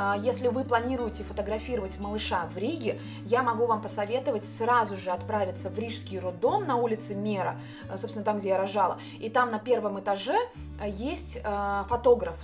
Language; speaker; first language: Russian; native; Russian